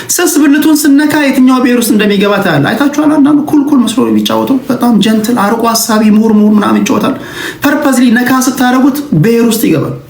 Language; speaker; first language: Amharic; native; Amharic